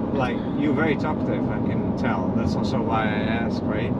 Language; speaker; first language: English; non-native, fluent; Dutch